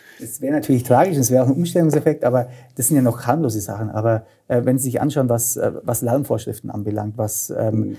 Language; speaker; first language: German; native; German